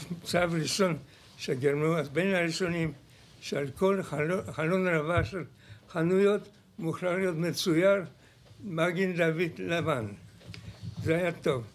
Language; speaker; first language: Hebrew; non-native, fluent; Polish